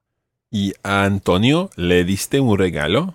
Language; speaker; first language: Spanish; non-native, fluent; English